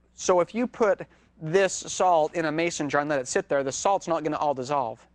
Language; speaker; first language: English; native; English